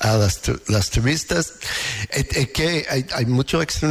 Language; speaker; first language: Spanish; non-native, learner; English